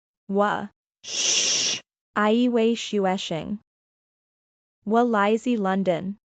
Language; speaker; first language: Chinese; non-native, learner; English